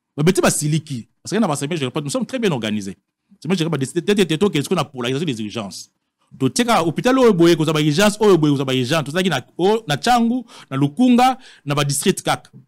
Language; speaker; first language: French; non-native, local second language; Lingala